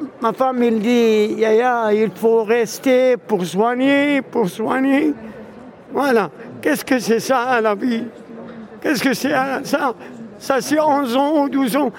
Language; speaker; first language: French; non-native, local second language; Arabic